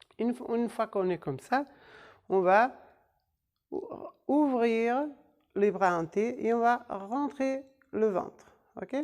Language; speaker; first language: French; non-native, fluent; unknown